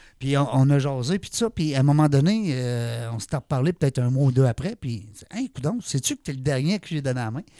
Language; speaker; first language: French; native; French